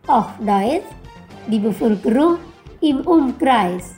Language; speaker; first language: German; non-native, fluent; Indonesian